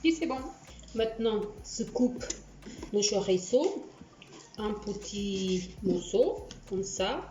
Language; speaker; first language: French; non-native, learner; Portuguese